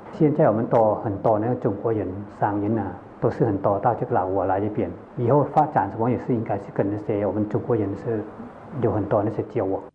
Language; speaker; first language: Chinese; early bilingual, heritage; Chinese